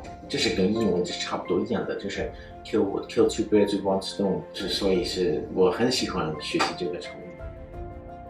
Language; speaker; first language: Chinese; non-native, learner; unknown